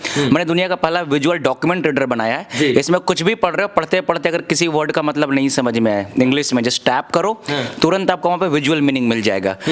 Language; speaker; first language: Hindi; native; Hindi